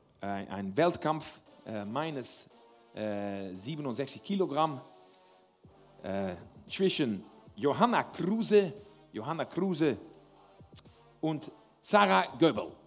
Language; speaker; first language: German; non-native, learner; Dutch